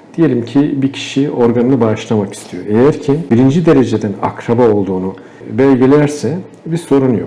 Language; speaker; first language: Turkish; native; Turkish